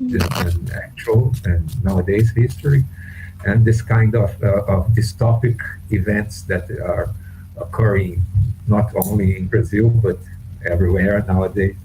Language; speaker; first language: English; non-native, fluent; Portuguese